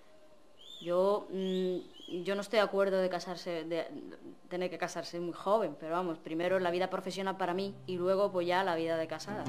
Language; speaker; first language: Spanish; non-native, fluent; Arabic